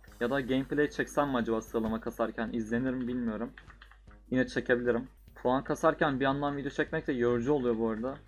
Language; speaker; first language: Turkish; native; Turkish